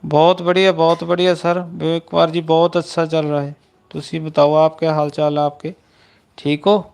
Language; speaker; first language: Hindi; non-native, local second language; Punjabi